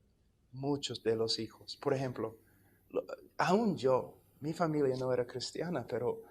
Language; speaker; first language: Spanish; non-native, fluent; English